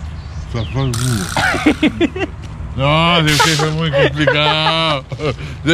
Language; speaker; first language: Spanish; native; Spanish